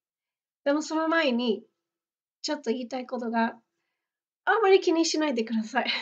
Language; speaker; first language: Japanese; non-native, fluent; English